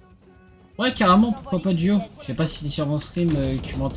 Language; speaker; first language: French; native; French